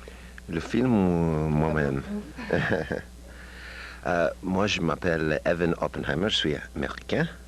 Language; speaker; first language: French; non-native, learner; English